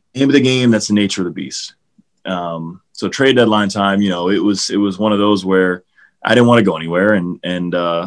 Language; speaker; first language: English; native; English